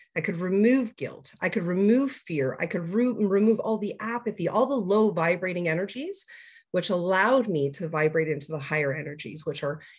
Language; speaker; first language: English; native; English